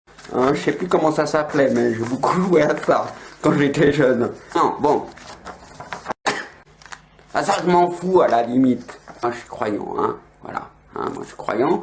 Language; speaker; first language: French; native; French